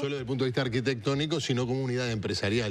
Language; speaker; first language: Spanish; native; Spanish